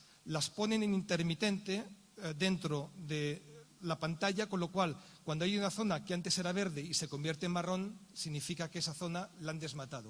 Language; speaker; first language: Spanish; native; Spanish